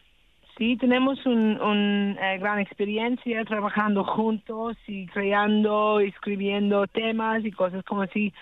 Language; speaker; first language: Spanish; non-native, learner; English